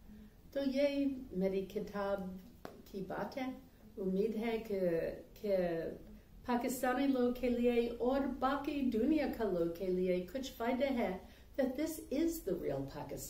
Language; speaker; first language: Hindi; non-native, learner; English